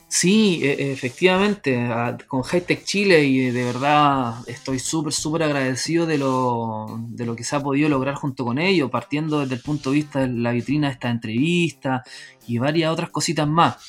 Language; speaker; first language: Spanish; native; Spanish